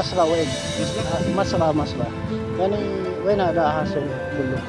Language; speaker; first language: Arabic; non-native, learner; Filipino